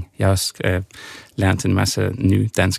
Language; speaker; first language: Danish; non-native, fluent; English